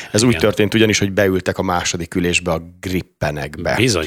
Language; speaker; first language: Hungarian; native; Hungarian